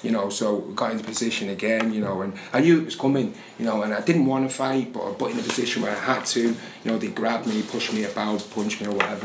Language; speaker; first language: English; native; English